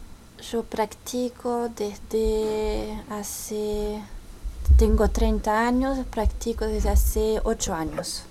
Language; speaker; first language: Spanish; early bilingual, heritage; French